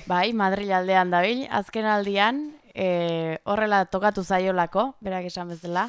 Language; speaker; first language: Basque; native; Basque